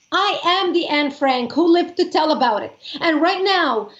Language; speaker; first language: English; non-native, fluent; Arabic